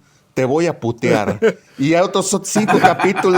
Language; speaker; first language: Spanish; native; Spanish